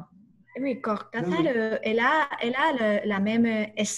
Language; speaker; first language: French; non-native, learner; Spanish